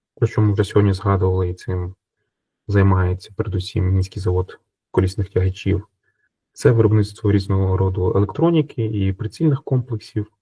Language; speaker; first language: Ukrainian; native; Ukrainian